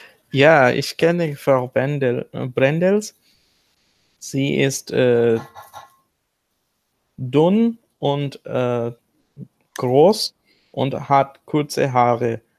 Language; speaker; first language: German; non-native, learner; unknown